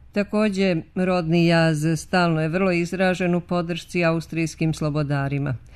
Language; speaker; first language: Bosnian; native; Bosnian